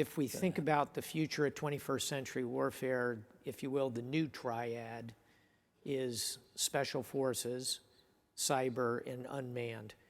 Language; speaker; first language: English; native; English